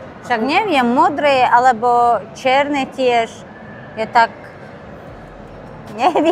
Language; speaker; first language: Slovak; non-native, learner; Azerbaijani